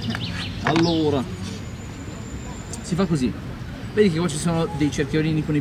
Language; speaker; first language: Italian; native; Italian